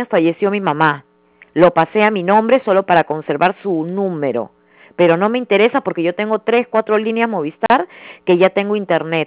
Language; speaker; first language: Spanish; native; Spanish